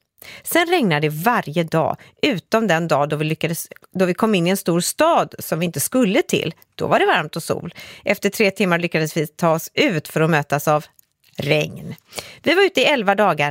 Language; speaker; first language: Swedish; native; Swedish